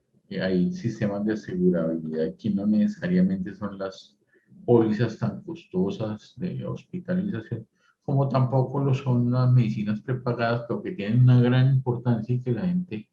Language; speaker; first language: Spanish; native; Spanish